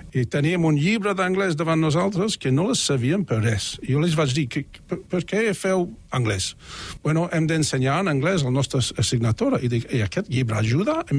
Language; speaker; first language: Catalan; non-native, fluent; English